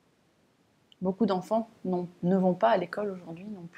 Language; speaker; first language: French; native; French